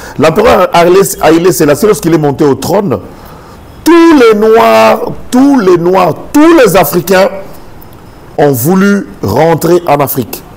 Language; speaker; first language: French; non-native, local second language; Lingala